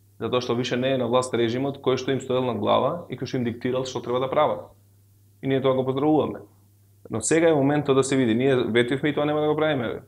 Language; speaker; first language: Macedonian; non-native, local second language; Albanian